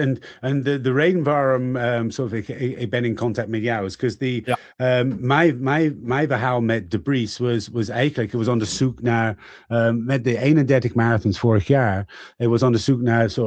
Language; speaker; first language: Dutch; non-native, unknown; English